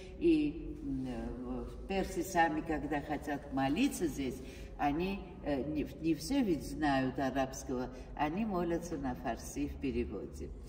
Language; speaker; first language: Russian; non-native, fluent; Armenian